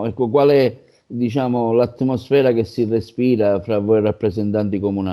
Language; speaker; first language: Italian; native; Italian